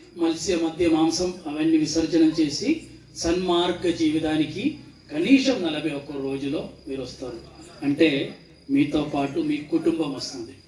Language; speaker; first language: Telugu; non-native, fluent; Malayalam